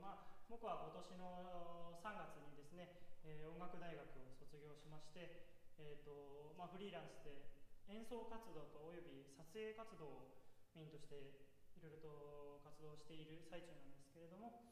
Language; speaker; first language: Japanese; native; Japanese